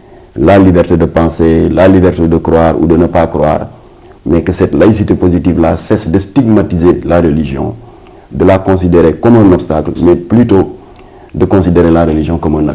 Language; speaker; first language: French; non-native, local second language; Wolof